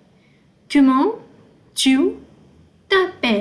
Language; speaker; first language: French; non-native, fluent; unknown